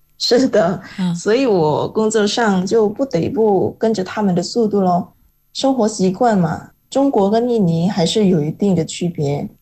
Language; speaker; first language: Chinese; non-native, fluent; Indonesian